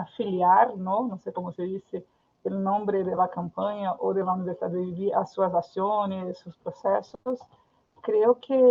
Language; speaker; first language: Spanish; non-native, fluent; Portuguese